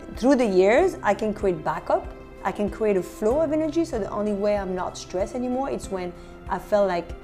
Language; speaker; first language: English; non-native, fluent; French